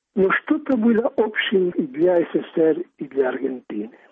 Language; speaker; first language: Russian; non-native, fluent; Spanish